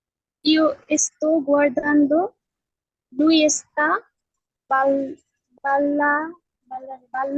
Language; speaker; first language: Spanish; non-native, learner; Bangla